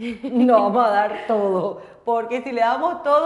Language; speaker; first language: Spanish; non-native, local second language; Korean